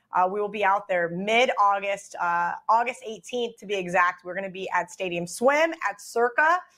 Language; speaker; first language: English; native; English